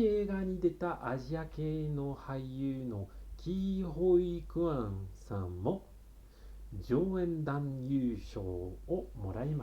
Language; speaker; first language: Japanese; non-native, fluent; French